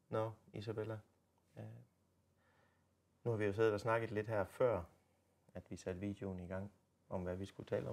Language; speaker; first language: Danish; native; Danish